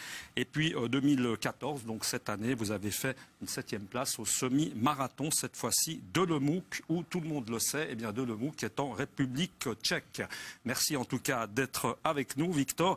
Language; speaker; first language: French; native; French